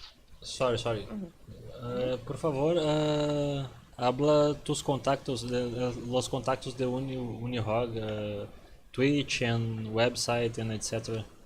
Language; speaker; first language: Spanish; non-native, learner; Portuguese